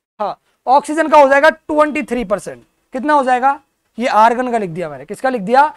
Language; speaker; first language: Hindi; native; Hindi